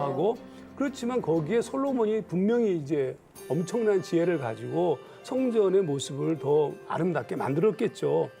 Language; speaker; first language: Korean; native; Korean